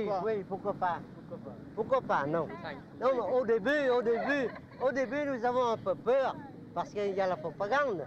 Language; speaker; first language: French; non-native, local second language; Vietnamese